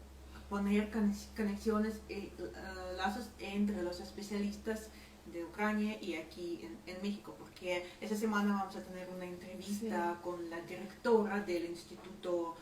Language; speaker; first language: Spanish; non-native, fluent; Ukrainian